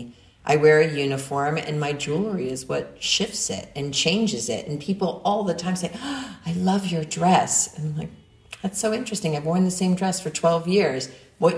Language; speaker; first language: English; native; English